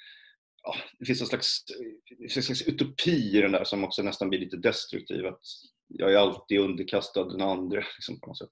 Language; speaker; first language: Swedish; native; Swedish